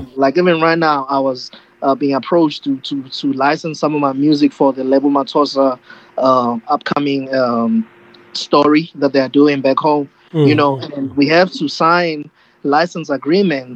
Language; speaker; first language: English; non-native, local second language; Zulu